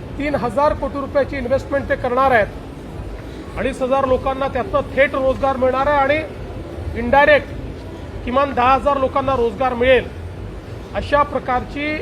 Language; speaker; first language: Marathi; native; Marathi